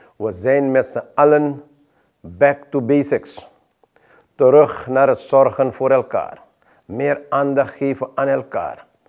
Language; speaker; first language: Dutch; native; Dutch